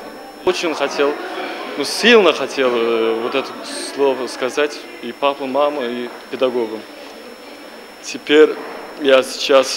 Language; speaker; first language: Russian; non-native, learner; Uzbek